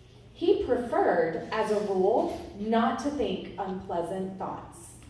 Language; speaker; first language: English; native; English